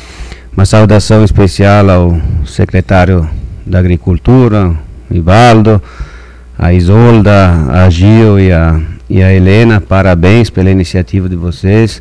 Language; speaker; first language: Portuguese; native; Portuguese